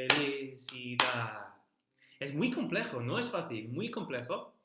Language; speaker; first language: Spanish; non-native, fluent; English